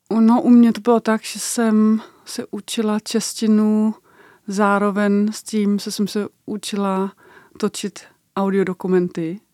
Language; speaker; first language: Czech; non-native, fluent; Danish